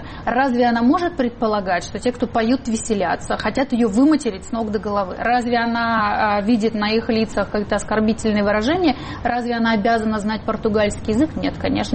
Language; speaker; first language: Russian; native; Russian